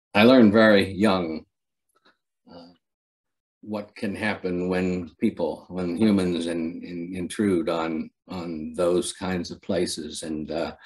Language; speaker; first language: English; native; English